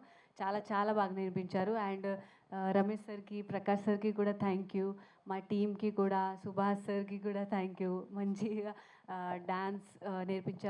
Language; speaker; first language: Telugu; non-native, fluent; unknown